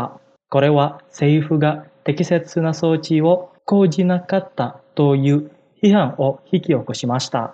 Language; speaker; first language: Japanese; non-native, fluent; Indonesian